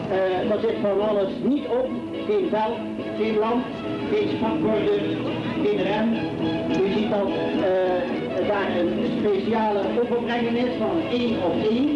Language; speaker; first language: Dutch; native; Dutch